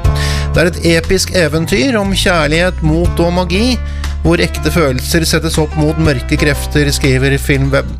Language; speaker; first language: Norwegian; native; Norwegian